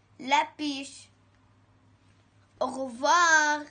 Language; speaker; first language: French; non-native, learner; Arabic